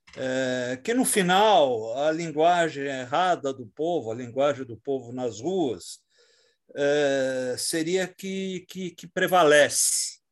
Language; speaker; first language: Portuguese; native; Portuguese